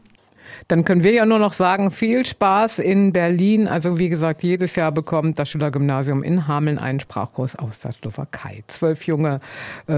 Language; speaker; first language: German; native; German